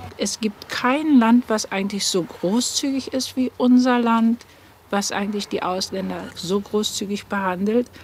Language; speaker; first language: German; native; German